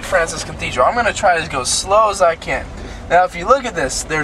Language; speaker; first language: English; native; English